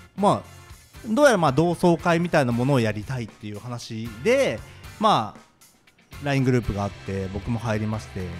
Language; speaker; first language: Japanese; native; Japanese